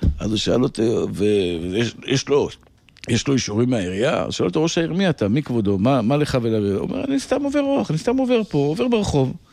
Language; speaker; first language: Hebrew; native; Hebrew